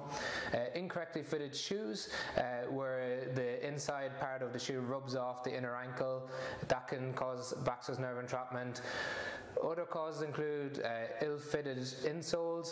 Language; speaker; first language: English; native; English